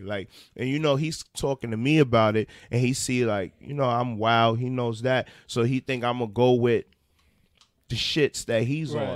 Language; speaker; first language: English; native; English